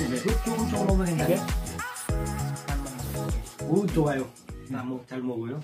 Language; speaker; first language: Korean; non-native, learner; Filipino